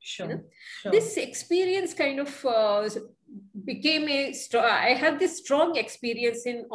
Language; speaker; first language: English; non-native, local second language; Kannada